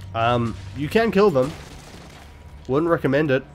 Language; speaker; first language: English; native; English